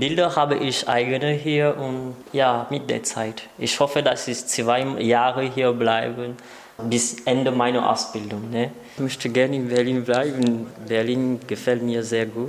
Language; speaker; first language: German; non-native, learner; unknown